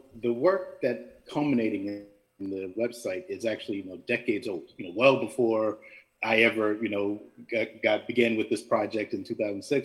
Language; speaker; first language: English; native; English